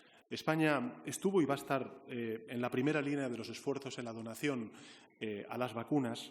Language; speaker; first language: Spanish; native; Spanish